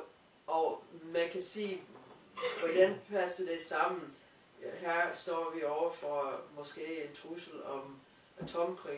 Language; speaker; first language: Danish; non-native, fluent; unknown